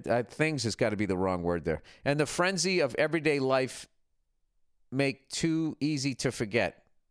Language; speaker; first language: English; native; English